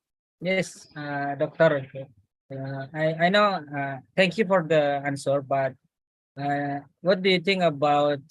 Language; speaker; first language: English; non-native, learner; Malay